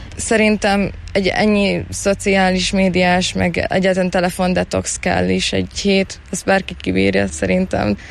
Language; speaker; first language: Hungarian; early bilingual, heritage; Hungarian